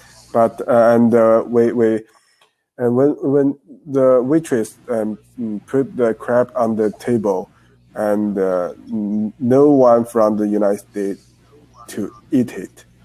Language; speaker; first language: English; non-native, learner; Chinese